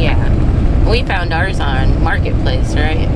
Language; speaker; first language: English; native; English